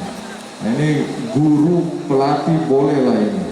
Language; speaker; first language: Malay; non-native, local second language; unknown